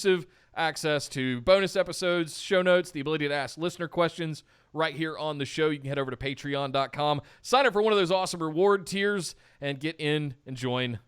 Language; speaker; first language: English; native; English